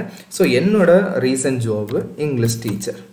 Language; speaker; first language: Tamil; native; Tamil